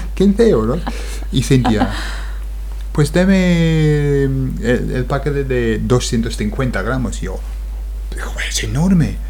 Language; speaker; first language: Spanish; non-native, fluent; English